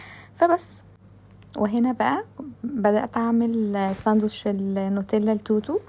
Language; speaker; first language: Arabic; native; Arabic